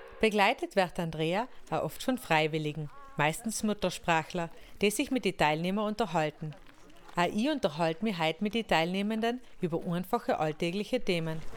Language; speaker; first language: German; native; German